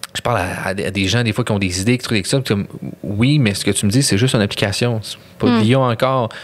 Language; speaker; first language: French; native; French